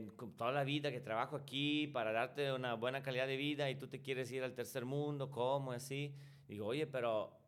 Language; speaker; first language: Spanish; non-native, fluent; Italian